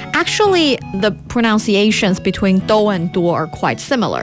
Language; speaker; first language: English; non-native, fluent; Chinese